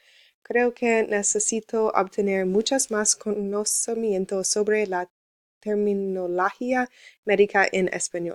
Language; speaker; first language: Spanish; non-native, learner; English